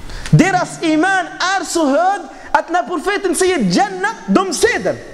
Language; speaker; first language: Swedish; non-native, fluent; Arabic